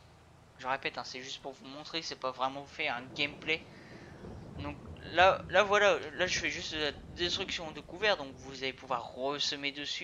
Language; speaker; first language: French; native; French